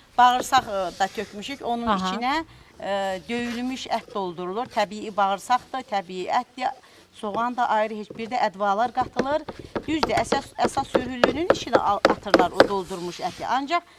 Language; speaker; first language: Azerbaijani; non-native, local second language; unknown